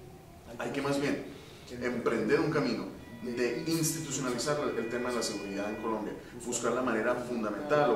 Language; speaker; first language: Spanish; native; Spanish